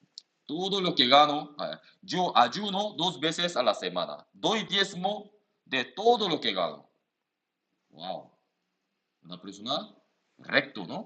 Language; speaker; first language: Spanish; non-native, learner; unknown